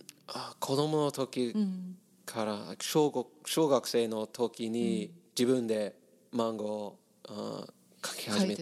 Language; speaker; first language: Japanese; non-native, learner; English